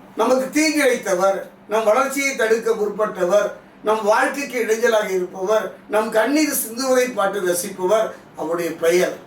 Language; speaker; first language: Tamil; native; Tamil